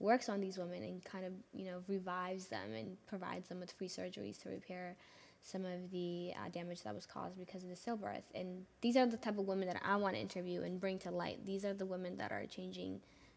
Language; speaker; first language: English; early bilingual, other home language; Amharic